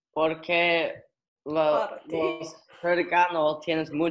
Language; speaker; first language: Spanish; non-native, learner; English